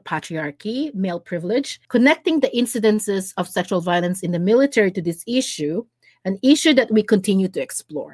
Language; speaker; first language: English; non-native, local second language; Filipino